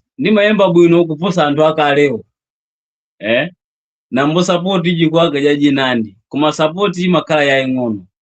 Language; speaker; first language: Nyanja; non-native, local second language; Yao